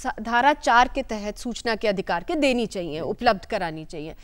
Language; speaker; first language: Hindi; native; Hindi